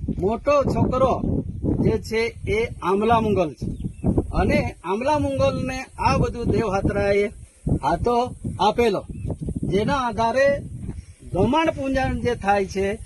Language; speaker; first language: Gujarati; non-native, local second language; Bhili